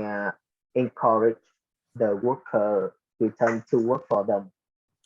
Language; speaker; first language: English; non-native, learner; Vietnamese